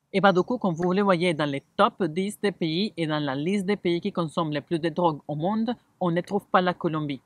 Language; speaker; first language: French; non-native, fluent; Spanish